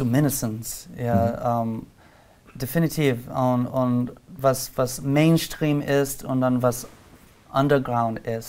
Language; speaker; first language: German; non-native, learner; English